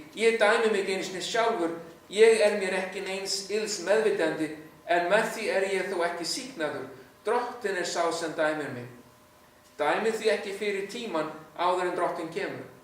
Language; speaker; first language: Icelandic; non-native, fluent; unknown